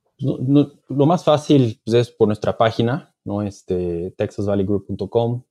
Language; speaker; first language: Spanish; non-native, fluent; Portuguese